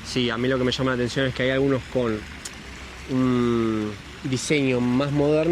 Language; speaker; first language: Spanish; native; Spanish